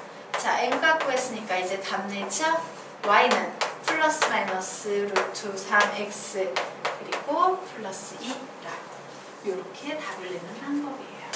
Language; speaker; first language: Korean; native; Korean